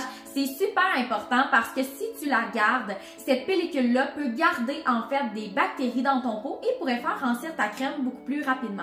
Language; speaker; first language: French; native; French